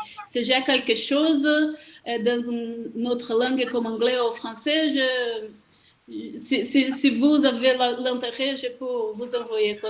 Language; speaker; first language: French; non-native, fluent; Portuguese